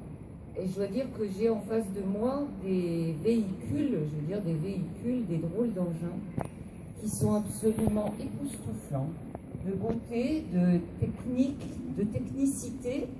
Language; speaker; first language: French; native; French